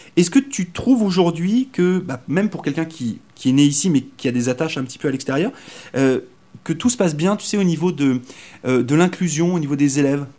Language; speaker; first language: French; native; French